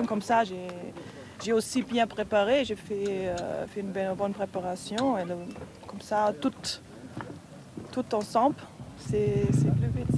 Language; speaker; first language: French; non-native, learner; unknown